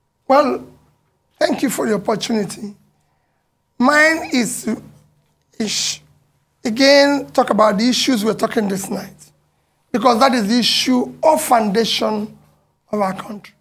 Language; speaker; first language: English; non-native, local second language; Igbo